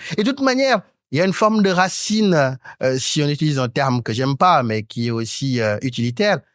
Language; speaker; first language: French; non-native, local second language; Wolof